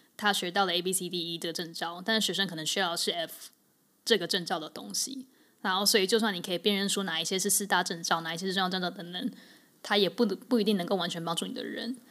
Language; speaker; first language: Chinese; native; Chinese